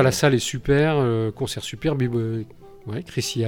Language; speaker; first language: French; native; French